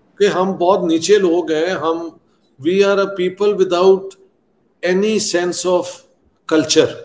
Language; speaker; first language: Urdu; non-native, local second language; Punjabi